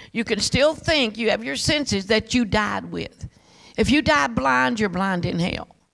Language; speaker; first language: English; native; English